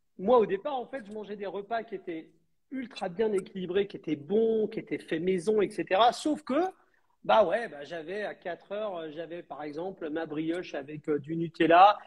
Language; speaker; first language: French; native; French